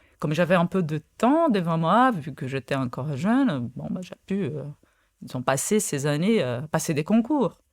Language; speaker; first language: French; non-native, fluent; Portuguese